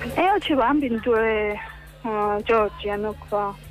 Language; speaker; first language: Italian; non-native, learner; Georgian